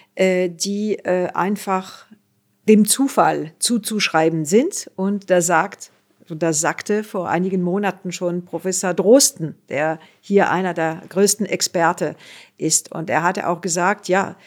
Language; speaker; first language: German; non-native, fluent; French